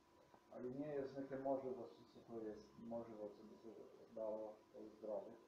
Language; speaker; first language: Polish; non-native, learner; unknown